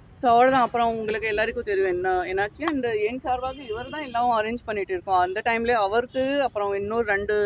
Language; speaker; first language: Tamil; non-native, learner; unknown